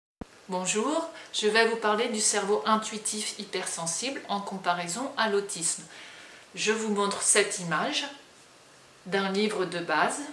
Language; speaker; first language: French; native; French